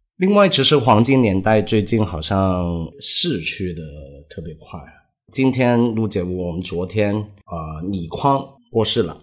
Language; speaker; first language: Chinese; non-native, local second language; Cantonese